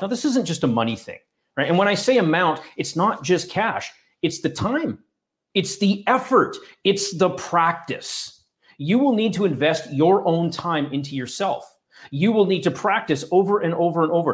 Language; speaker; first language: English; native; English